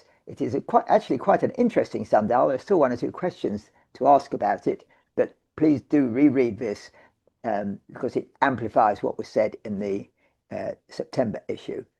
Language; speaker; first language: English; native; English